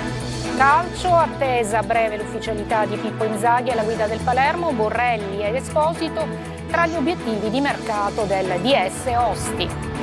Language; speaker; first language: Italian; native; Italian